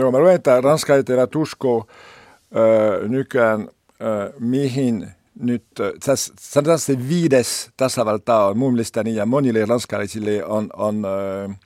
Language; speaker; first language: Finnish; non-native, learner; French